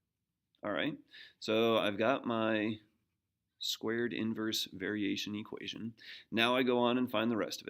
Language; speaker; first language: English; native; English